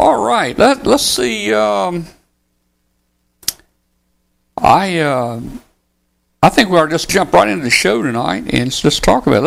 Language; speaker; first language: English; native; English